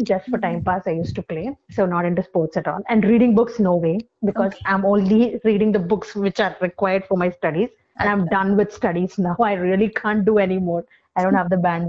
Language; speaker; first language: English; non-native, local second language; Telugu